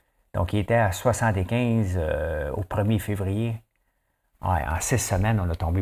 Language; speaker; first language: French; native; French